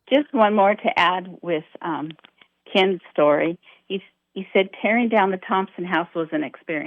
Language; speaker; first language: English; native; English